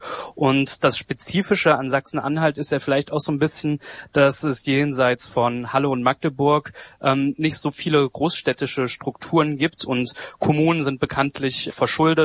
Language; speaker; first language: German; native; German